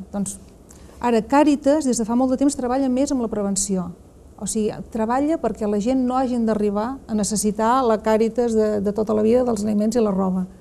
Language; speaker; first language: Catalan; native; Catalan